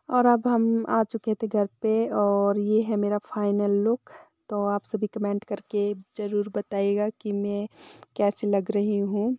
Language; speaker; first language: Hindi; native; Hindi